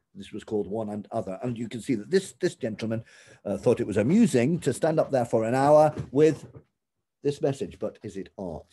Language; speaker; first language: English; native; English